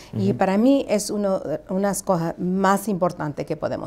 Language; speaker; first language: Spanish; early bilingual, heritage; Spanish